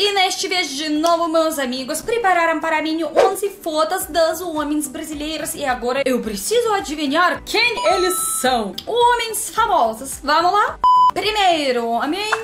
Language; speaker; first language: Portuguese; non-native, learner; Russian